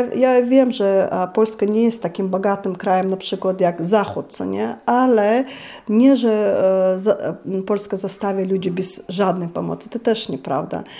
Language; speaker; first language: Polish; non-native, fluent; Chechen